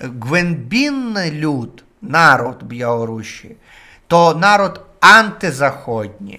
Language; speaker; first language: Polish; non-native, learner; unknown